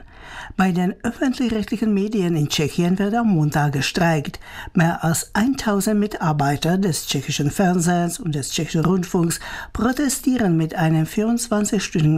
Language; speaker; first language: German; non-native, fluent; Czech